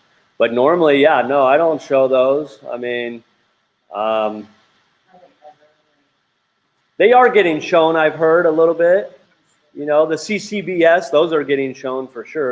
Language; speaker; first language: English; native; English